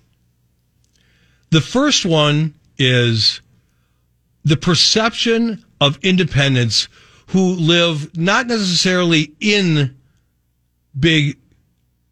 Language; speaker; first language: English; native; English